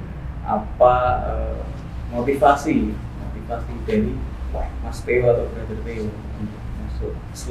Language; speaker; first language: Indonesian; native; Indonesian